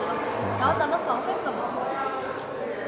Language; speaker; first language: Chinese; native; Chinese